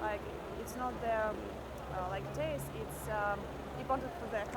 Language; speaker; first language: English; non-native, fluent; Russian